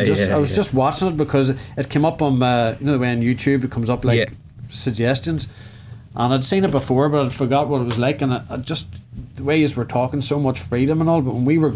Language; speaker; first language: English; native; English